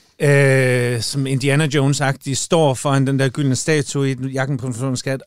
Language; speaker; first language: Danish; native; Danish